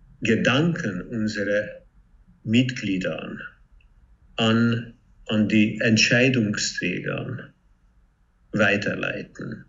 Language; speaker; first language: German; non-native, fluent; Hungarian